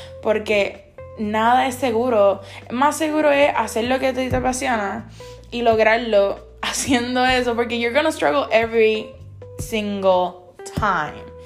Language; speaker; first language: Spanish; early bilingual, heritage; Spanish